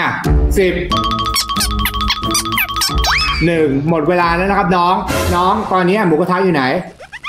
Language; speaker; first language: Thai; native; Thai